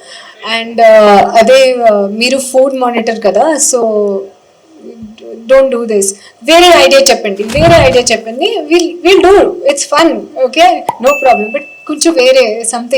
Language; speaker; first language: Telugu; non-native, learner; Hindi